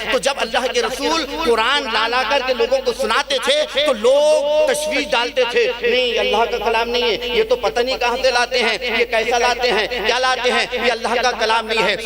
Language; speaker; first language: Urdu; native; Urdu